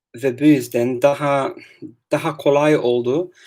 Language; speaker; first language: Turkish; non-native, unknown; English